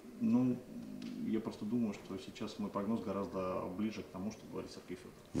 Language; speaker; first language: Russian; native; Russian